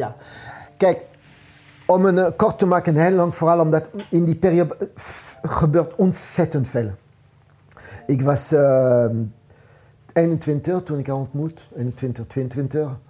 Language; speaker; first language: Dutch; non-native, fluent; French